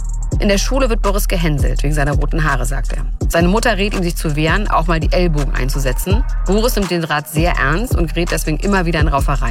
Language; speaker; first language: German; native; German